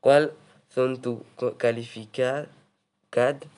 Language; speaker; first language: Spanish; non-native, learner; French